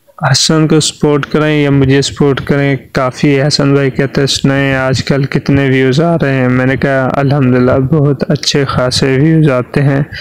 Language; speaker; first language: Urdu; non-native, local second language; Punjabi